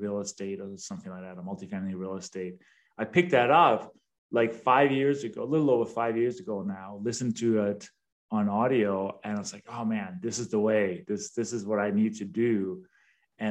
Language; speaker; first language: English; non-native, fluent; Danish